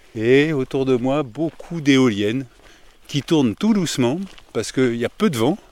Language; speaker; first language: French; native; French